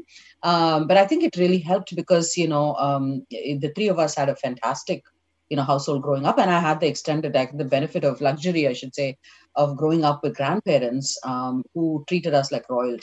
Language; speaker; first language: English; non-native, local second language; Tamil